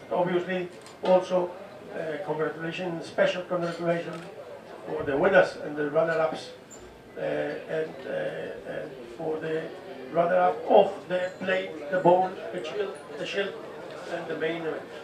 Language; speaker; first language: English; non-native, fluent; Spanish